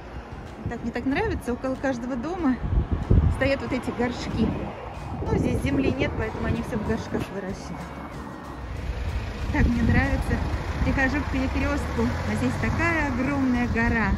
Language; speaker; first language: Russian; native; Russian